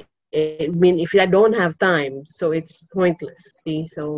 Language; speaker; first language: English; non-native, local second language; Cebuano